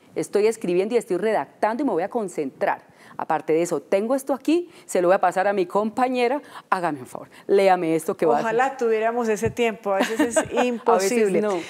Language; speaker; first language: Spanish; native; Spanish